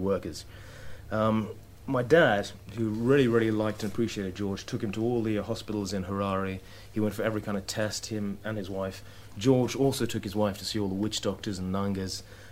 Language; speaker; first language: English; native; English